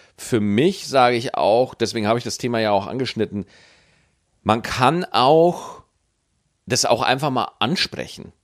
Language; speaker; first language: German; native; German